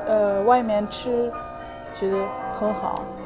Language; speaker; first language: Chinese; non-native, fluent; Dutch